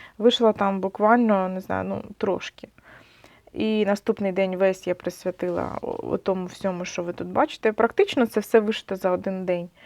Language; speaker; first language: Ukrainian; non-native, local second language; Russian